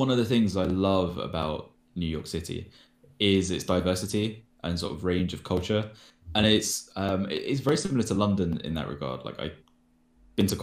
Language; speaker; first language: English; native; English